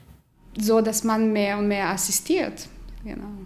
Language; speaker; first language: German; non-native, fluent; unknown